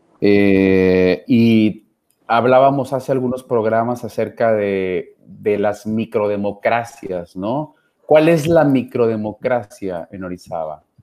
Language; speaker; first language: Spanish; native; Spanish